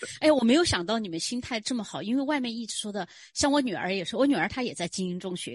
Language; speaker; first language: Chinese; native; Chinese